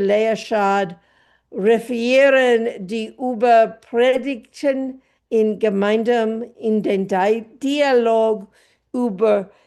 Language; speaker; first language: German; non-native, fluent; English